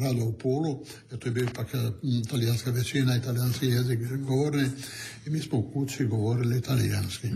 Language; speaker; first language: Serbian; non-native, local second language; Italian